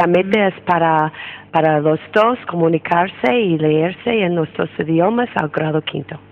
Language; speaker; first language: Spanish; non-native, fluent; English